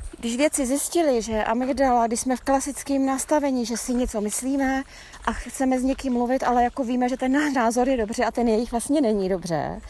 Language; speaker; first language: Czech; native; Czech